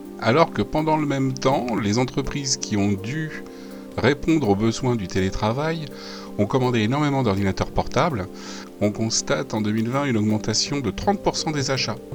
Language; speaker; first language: French; native; French